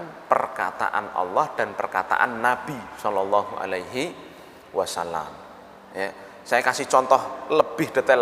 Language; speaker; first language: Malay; non-native, local second language; Javanese